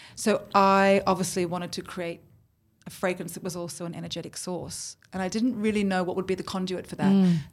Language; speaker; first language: English; native; English